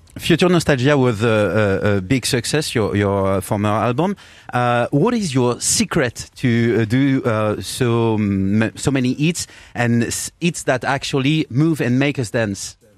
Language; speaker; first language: English; non-native, fluent; French